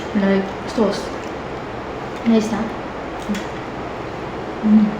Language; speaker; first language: English; non-native, learner; Cebuano